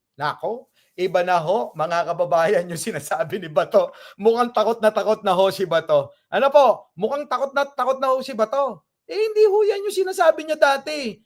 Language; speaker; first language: Filipino; non-native, local second language; Iloko